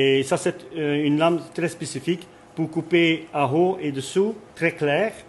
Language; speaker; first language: French; non-native, local second language; Dutch